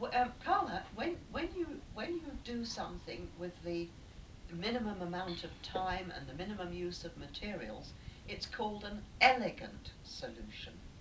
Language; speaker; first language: English; native; English